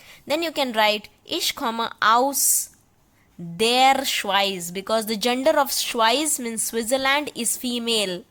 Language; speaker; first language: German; non-native, fluent; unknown